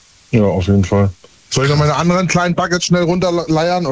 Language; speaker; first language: German; native; German